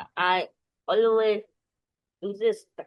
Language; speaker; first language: English; non-native, learner; Burmese